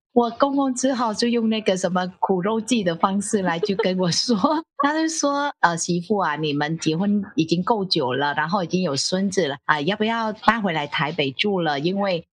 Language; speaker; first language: Chinese; non-native, fluent; Vietnamese